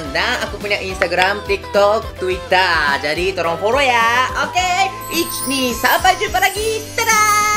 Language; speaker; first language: Indonesian; non-native, fluent; Japanese